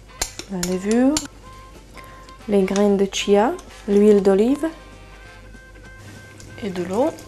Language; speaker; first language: French; non-native, fluent; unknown